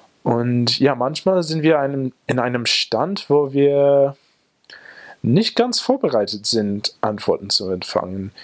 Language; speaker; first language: German; non-native, fluent; English